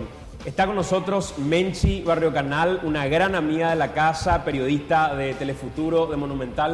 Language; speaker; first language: Spanish; native; Spanish